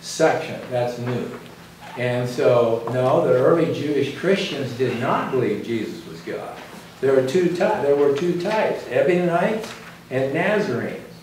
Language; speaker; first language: English; native; English